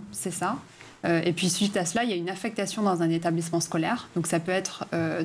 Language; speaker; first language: French; native; French